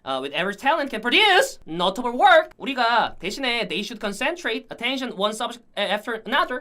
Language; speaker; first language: English; non-native, fluent; Korean